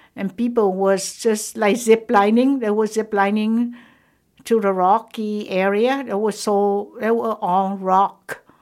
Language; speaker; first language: English; non-native, fluent; Vietnamese